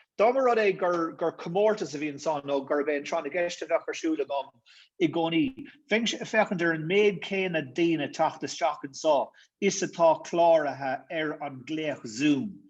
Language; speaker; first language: Irish; native; Irish